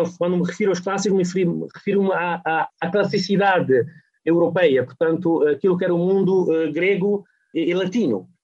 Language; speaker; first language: Portuguese; non-native, fluent; Italian